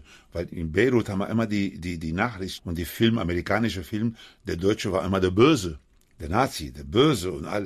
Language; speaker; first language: German; non-native, fluent; Spanish